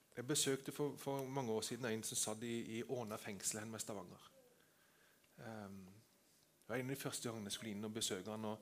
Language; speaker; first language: Norwegian; native; Norwegian